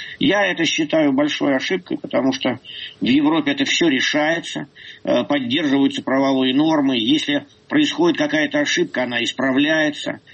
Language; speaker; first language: Russian; native; Russian